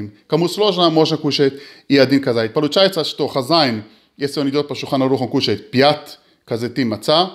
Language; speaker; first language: Russian; early bilingual, heritage; Hebrew